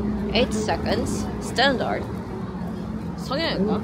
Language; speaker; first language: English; non-native, learner; Korean